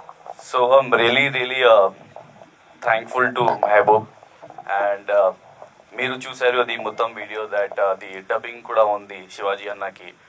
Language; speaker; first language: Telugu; non-native, learner; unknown